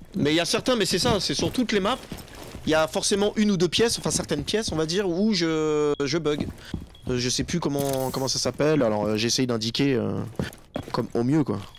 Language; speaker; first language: French; native; French